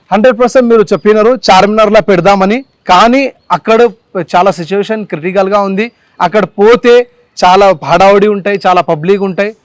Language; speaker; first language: Telugu; non-native, local second language; Marathi